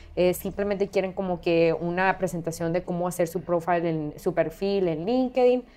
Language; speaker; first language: Spanish; native; Spanish